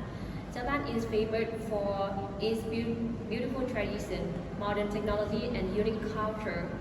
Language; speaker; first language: English; non-native, learner; Vietnamese